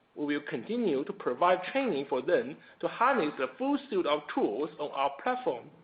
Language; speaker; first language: English; non-native, fluent; Chinese